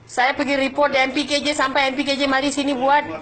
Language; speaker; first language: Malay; non-native, learner; Nepali